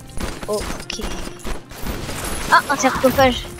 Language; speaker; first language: French; native; French